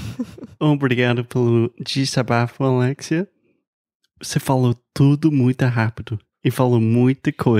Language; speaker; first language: Portuguese; non-native, fluent; English